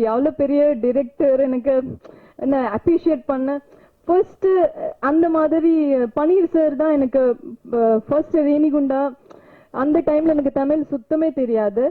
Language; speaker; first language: Tamil; non-native, learner; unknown